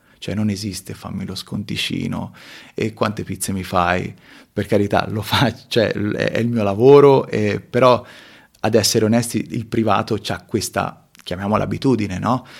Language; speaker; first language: Italian; early bilingual, other home language; Spanish